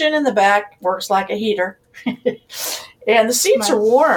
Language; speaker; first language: English; native; English